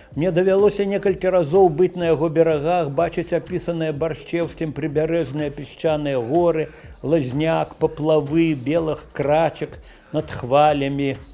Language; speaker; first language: Belarusian; native; Belarusian